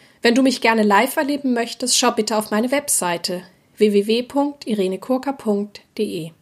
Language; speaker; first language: German; native; German